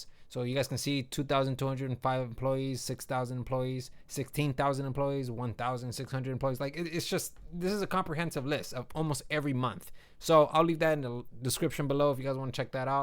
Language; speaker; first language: English; native; English